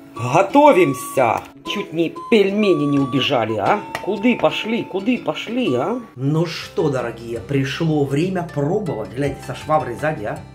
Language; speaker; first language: Russian; native; Russian